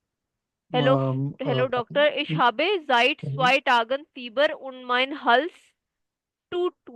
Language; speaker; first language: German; non-native, fluent; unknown